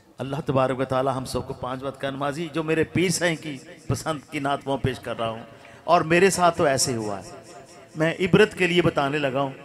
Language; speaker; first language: Urdu; non-native, local second language; Punjabi